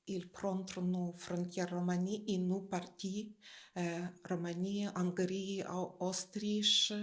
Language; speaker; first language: French; non-native, learner; Ukrainian